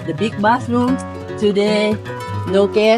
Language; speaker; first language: English; non-native, local second language; Thai